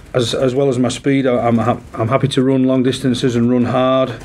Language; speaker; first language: English; native; English